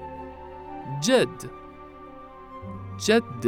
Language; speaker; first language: Arabic; non-native, fluent; Persian